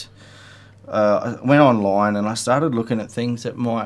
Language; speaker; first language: English; native; English